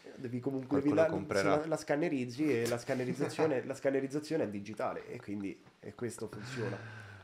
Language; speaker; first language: Italian; native; Italian